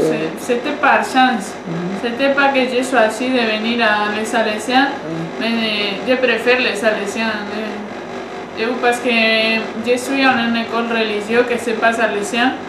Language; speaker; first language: French; non-native, learner; Spanish